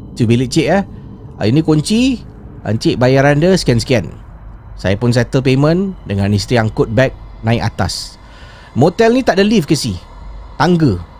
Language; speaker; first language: Malay; native; Malay